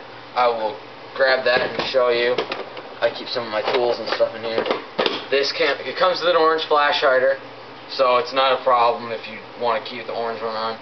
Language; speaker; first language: English; native; English